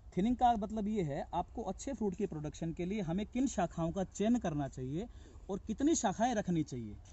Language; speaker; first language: Hindi; native; Hindi